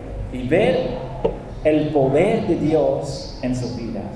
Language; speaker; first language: Spanish; non-native, fluent; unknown